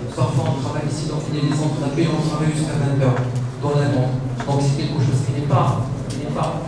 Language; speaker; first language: French; non-native, local second language; Arabic